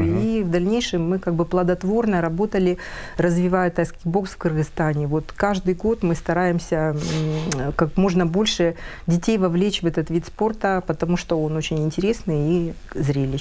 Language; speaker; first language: Russian; native; Russian